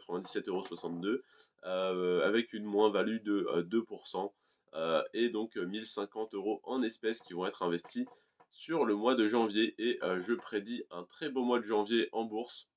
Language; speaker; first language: French; native; French